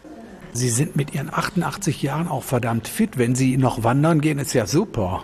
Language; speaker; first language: German; native; German